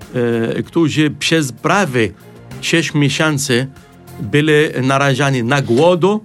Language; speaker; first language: Polish; non-native, fluent; Arabic